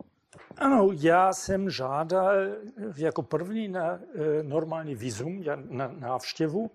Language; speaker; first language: Czech; non-native, fluent; German